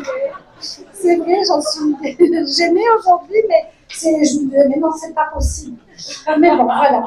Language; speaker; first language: French; native; French